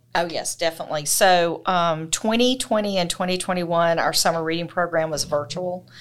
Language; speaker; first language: English; native; English